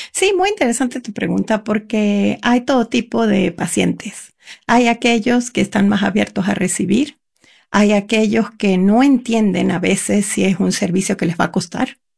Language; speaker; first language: Spanish; native; Spanish